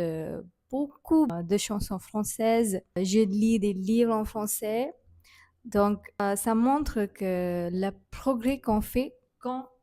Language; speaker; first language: French; non-native, fluent; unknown